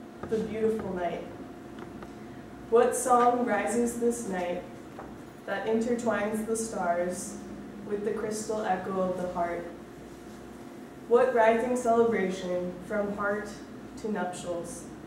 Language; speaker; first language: English; native; English